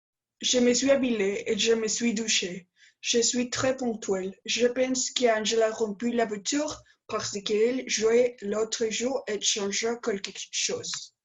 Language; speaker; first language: French; non-native, learner; Spanish